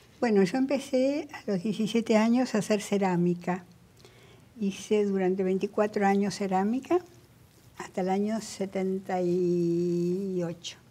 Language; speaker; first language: Spanish; native; Spanish